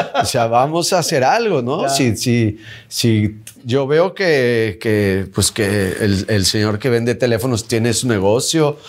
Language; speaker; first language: Spanish; native; Spanish